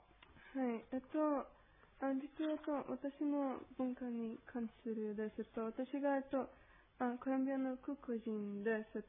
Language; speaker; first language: Japanese; non-native, learner; Spanish